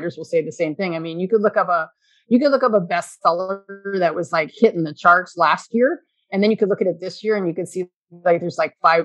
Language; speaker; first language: English; native; English